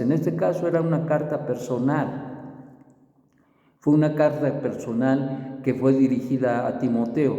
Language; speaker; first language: Spanish; native; Spanish